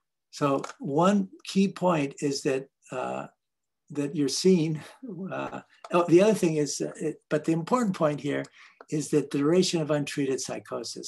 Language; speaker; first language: English; early bilingual, other home language; Spanish